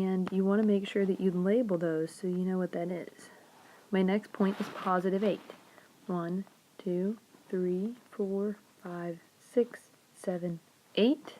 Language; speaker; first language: English; native; English